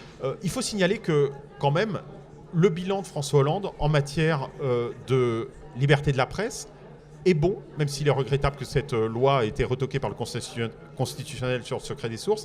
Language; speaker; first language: French; native; French